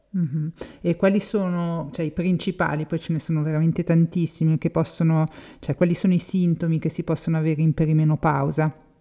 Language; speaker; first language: Italian; native; Italian